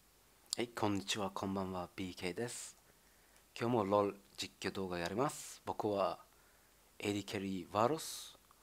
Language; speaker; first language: Japanese; non-native, learner; German